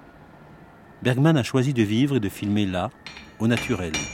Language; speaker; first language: French; native; French